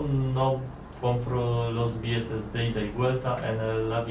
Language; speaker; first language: Spanish; non-native, learner; Polish